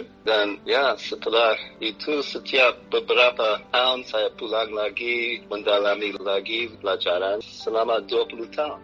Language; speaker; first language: Indonesian; non-native, fluent; English